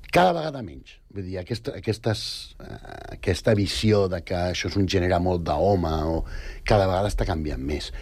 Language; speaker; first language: Catalan; non-native, local second language; Spanish